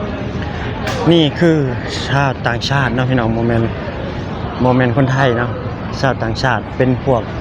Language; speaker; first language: Thai; non-native, local second language; Lao